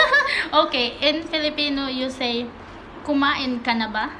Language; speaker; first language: Filipino; non-native, local second language; Cebuano